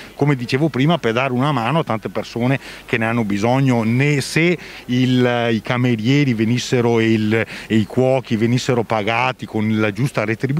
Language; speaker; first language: Italian; native; Italian